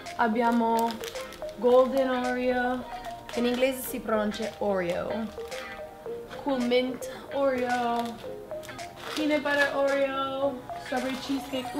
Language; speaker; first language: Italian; early bilingual, heritage; English